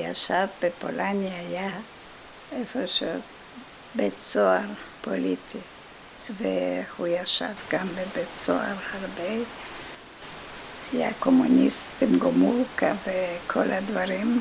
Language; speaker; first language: Hebrew; non-native, fluent; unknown